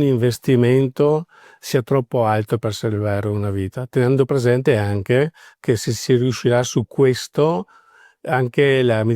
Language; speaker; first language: Italian; native; Italian